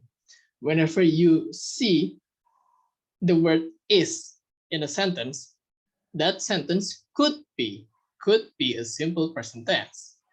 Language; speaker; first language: English; non-native, fluent; Indonesian